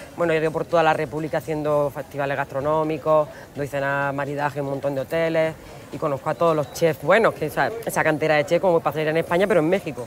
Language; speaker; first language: Spanish; native; Spanish